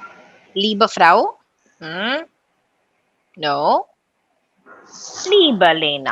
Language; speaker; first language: German; non-native, learner; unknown